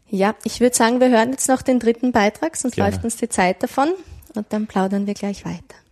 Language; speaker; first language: German; native; German